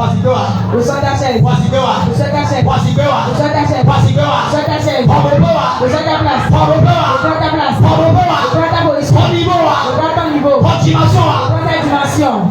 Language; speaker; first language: French; non-native, local second language; Ewe